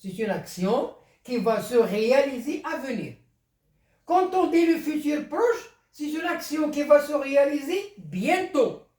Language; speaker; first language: French; non-native, local second language; Arabic